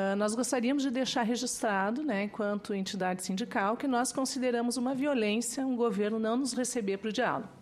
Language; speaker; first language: Portuguese; native; Portuguese